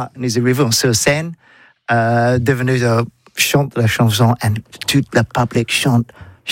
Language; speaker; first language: French; non-native, learner; English